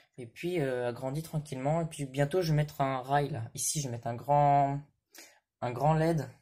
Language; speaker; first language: French; native; French